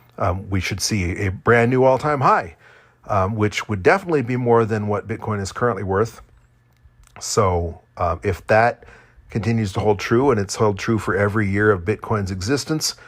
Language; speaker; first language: English; native; English